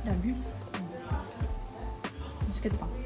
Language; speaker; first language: French; non-native, learner; Korean